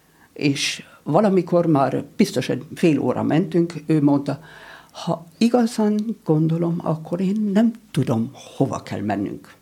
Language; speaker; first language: Hungarian; non-native, learner; German